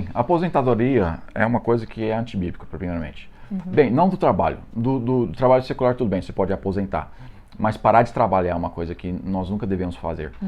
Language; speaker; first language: Portuguese; non-native, fluent; English